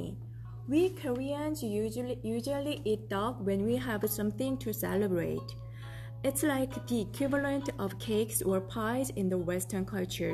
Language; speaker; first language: English; non-native, fluent; Korean